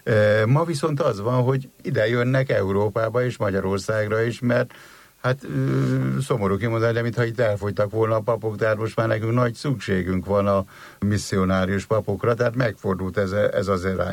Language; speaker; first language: Hungarian; native; Hungarian